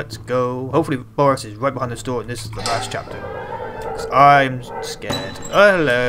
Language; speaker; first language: English; native; English